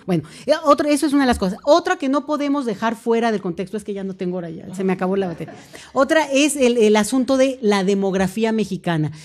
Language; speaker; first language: Spanish; native; Spanish